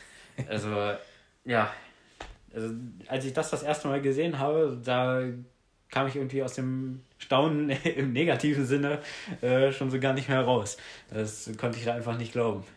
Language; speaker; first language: German; native; German